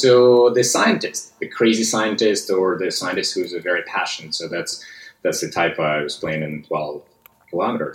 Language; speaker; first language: English; non-native, fluent; Russian